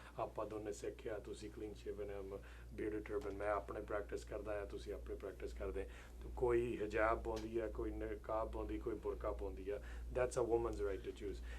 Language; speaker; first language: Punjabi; early bilingual, heritage; Punjabi